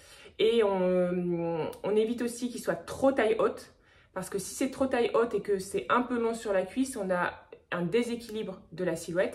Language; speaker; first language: French; native; French